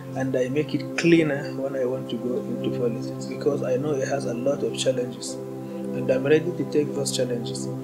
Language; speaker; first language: English; non-native, local second language; Hausa